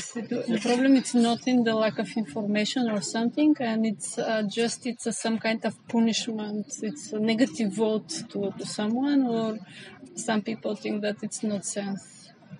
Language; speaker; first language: English; non-native, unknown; Bulgarian